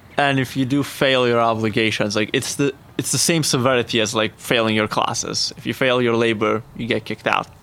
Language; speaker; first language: English; non-native, fluent; Azerbaijani